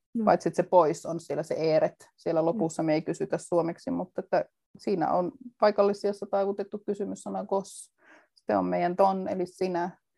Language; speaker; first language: Finnish; native; Finnish